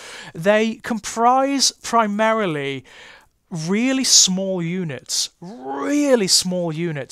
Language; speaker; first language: English; native; English